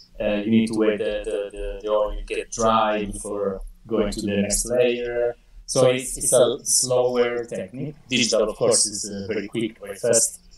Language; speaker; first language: English; non-native, fluent; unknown